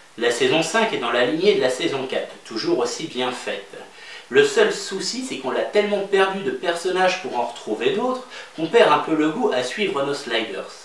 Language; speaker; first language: French; native; French